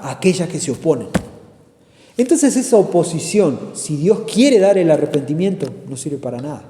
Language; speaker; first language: Spanish; native; Spanish